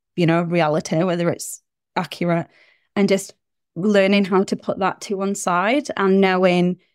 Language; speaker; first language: English; native; English